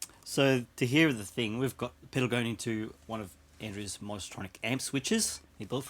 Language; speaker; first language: English; native; English